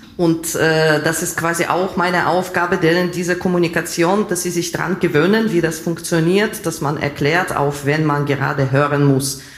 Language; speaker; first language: German; non-native, fluent; Russian